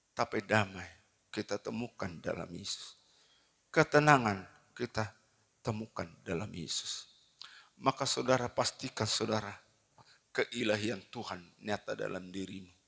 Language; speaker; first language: Indonesian; non-native, local second language; Batak Toba